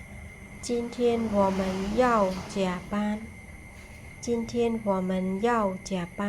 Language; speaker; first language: Chinese; non-native, learner; Khmer